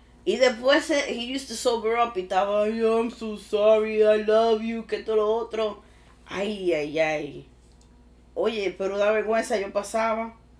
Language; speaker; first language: Spanish; early bilingual, heritage; Spanish